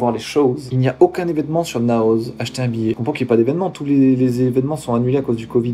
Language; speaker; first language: French; native; French